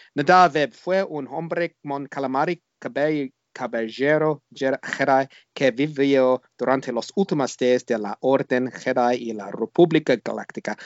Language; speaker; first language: Spanish; non-native, learner; English